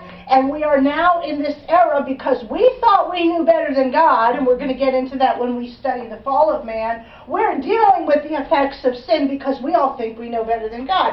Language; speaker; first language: English; native; English